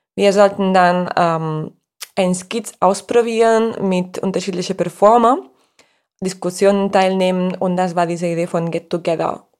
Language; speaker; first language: German; non-native, fluent; Spanish